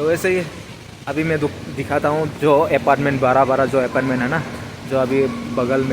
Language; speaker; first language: Hindi; non-native, local second language; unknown